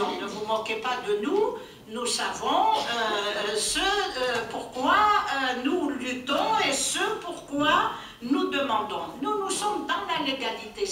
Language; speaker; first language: French; non-native, local second language; Kabyle